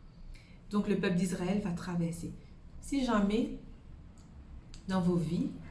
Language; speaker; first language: French; native; French